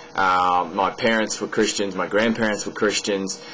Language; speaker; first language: English; native; English